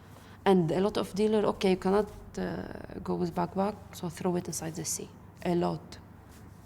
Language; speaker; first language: English; non-native, learner; Arabic